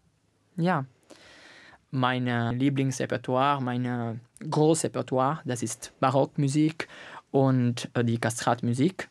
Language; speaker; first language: German; non-native, learner; Italian